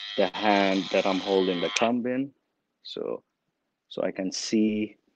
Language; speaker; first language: English; non-native, fluent; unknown